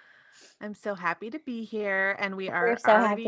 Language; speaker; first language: English; native; English